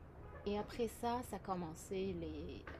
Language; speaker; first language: French; non-native, fluent; Arabic